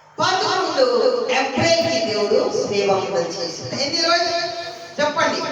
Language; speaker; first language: Telugu; non-native, learner; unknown